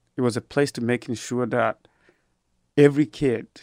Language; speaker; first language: English; non-native, fluent; Rundi